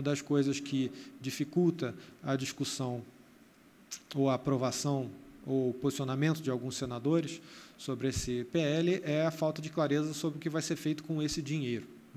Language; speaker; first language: Portuguese; native; Portuguese